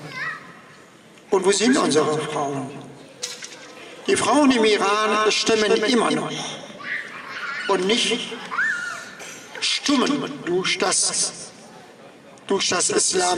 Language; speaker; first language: German; non-native, fluent; Persian